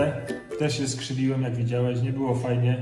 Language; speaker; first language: Polish; native; Polish